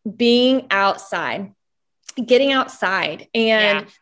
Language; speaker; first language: English; native; English